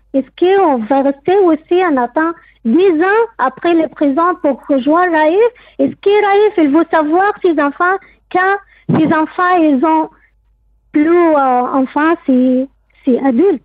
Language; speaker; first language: French; non-native, learner; Arabic